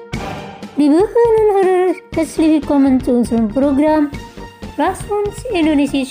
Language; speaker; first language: German; non-native, fluent; Indonesian